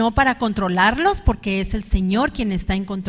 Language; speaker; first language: Spanish; native; Spanish